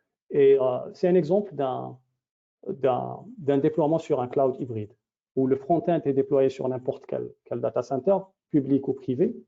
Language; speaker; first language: French; native; French